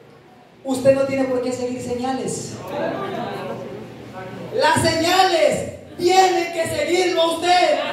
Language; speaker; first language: Spanish; native; Spanish